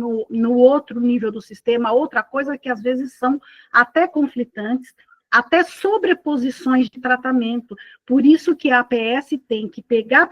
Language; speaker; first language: Portuguese; native; Portuguese